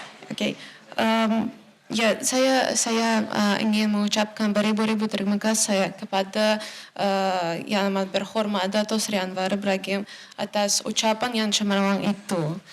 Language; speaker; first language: Indonesian; non-native, fluent; Russian